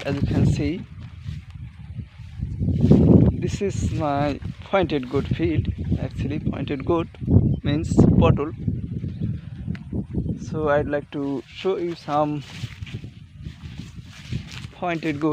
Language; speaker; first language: English; non-native, local second language; Bangla